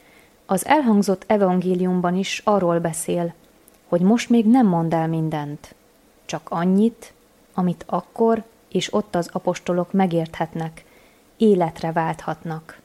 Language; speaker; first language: Hungarian; native; Hungarian